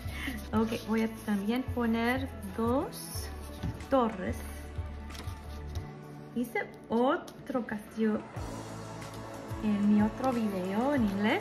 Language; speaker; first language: Spanish; early bilingual, heritage; Spanish